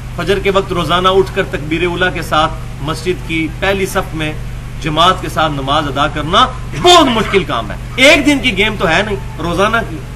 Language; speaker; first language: Urdu; non-native, local second language; Punjabi